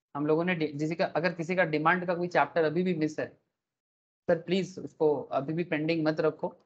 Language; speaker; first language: Hindi; non-native, local second language; Bangla